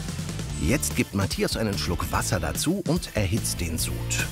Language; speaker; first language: German; native; German